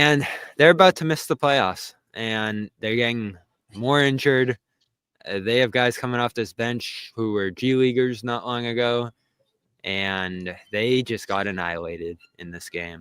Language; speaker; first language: English; native; English